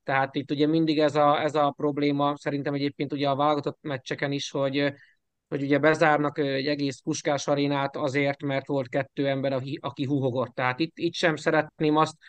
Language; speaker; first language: Hungarian; native; Hungarian